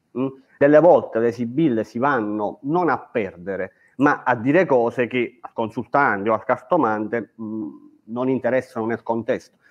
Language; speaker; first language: Italian; native; Italian